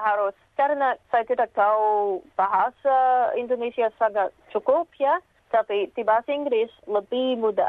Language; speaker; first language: Indonesian; non-native, learner; English